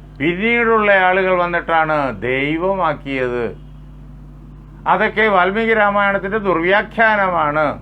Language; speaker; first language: Malayalam; native; Malayalam